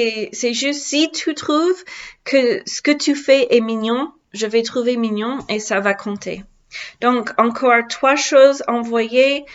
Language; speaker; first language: French; non-native, learner; English